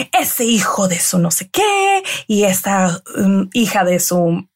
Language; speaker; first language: Spanish; early bilingual, other home language; English